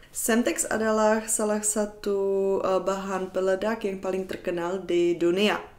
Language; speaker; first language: Indonesian; non-native, fluent; Czech